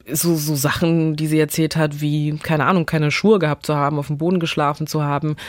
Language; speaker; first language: German; early bilingual, other home language; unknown